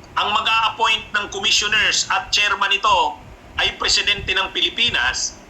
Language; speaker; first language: Filipino; non-native, local second language; Bikol